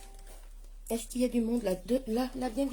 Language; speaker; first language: French; native; French